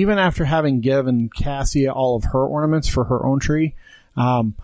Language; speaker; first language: English; native; English